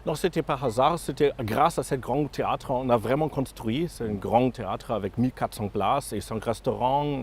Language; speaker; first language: French; non-native, fluent; German